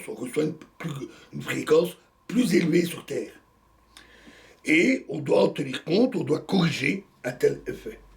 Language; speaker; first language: French; native; French